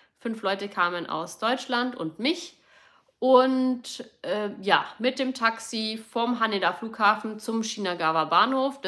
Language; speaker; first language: German; native; German